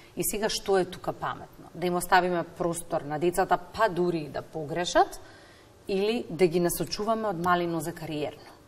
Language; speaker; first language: Macedonian; native; Macedonian